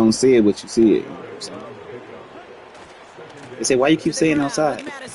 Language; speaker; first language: English; native; English